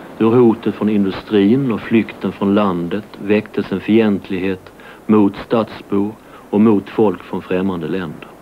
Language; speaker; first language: Swedish; native; Swedish